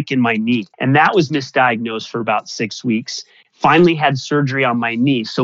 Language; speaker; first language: English; native; English